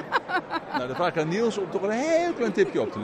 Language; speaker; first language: Dutch; native; Dutch